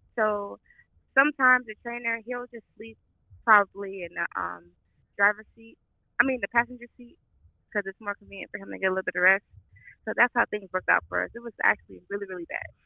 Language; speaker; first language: English; native; English